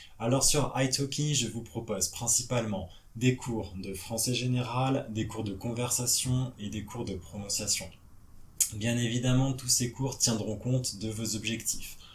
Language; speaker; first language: French; native; French